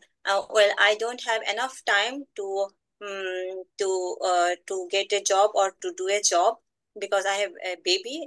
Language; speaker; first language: English; non-native, learner; Bangla